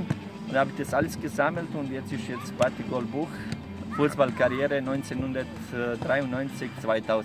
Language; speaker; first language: German; non-native, fluent; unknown